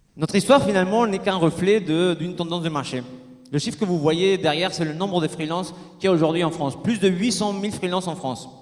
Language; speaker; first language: French; non-native, fluent; Spanish